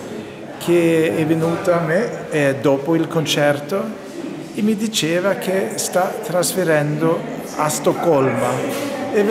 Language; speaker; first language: Italian; non-native, fluent; Swedish